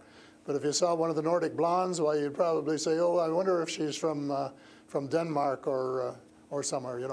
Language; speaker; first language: English; native; English